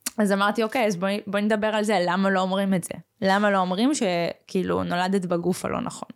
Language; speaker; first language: Hebrew; native; Hebrew